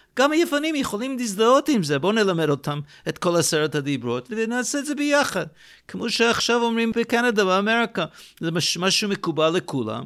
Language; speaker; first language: Hebrew; non-native, fluent; English